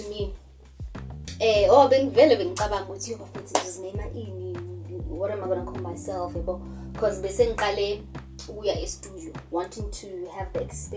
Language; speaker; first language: English; non-native, local second language; Zulu